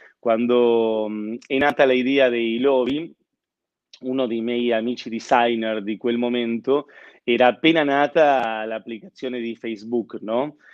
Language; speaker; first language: Italian; non-native, fluent; Spanish